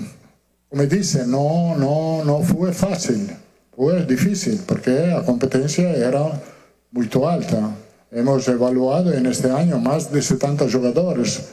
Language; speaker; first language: Portuguese; non-native, learner; Italian